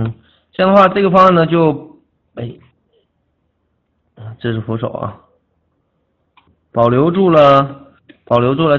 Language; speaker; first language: Chinese; native; Chinese